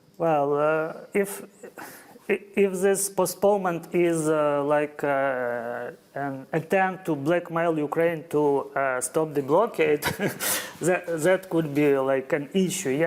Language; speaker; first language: English; non-native, fluent; Ukrainian